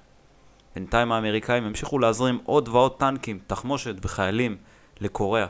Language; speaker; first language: Hebrew; native; Hebrew